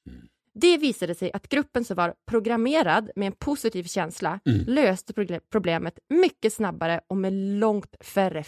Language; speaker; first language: Swedish; native; Swedish